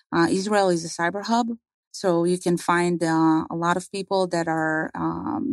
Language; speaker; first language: English; non-native, fluent; Hebrew